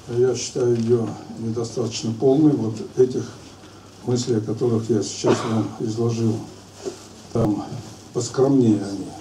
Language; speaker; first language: Russian; native; Russian